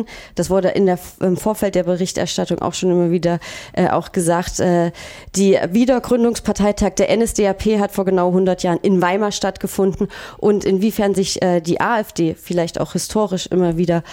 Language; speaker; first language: German; native; German